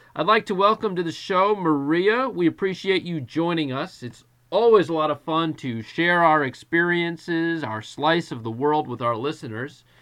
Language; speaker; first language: English; native; English